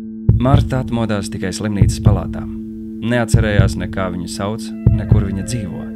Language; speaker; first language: Latvian; native; Latvian